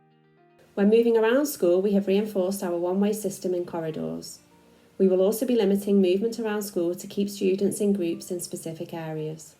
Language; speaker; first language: English; native; English